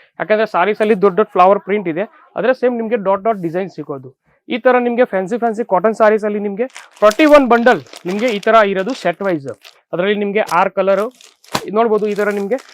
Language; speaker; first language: Kannada; non-native, fluent; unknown